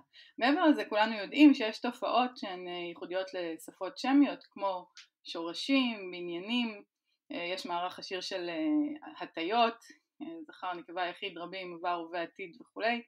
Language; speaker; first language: Hebrew; native; Hebrew